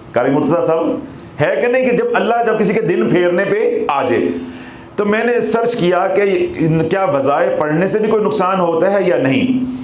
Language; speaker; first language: Urdu; non-native, local second language; Punjabi